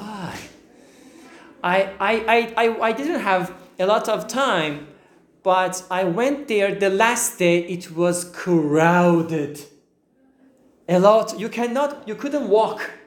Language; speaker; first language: English; non-native, fluent; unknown